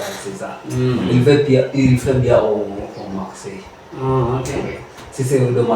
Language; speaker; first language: French; non-native, learner; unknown